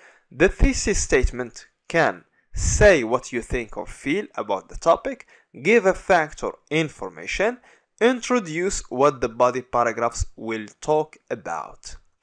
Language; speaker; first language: English; non-native, fluent; Arabic